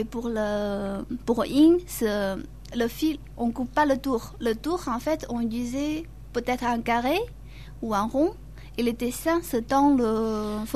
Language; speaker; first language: French; non-native, learner; Chinese